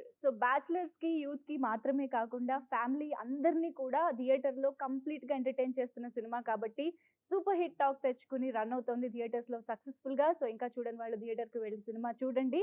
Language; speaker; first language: Telugu; native; Telugu